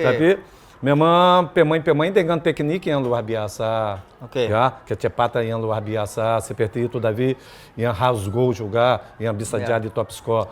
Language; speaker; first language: Indonesian; non-native, fluent; Portuguese